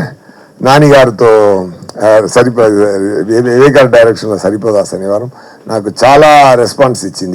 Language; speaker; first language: Telugu; non-native, fluent; Tamil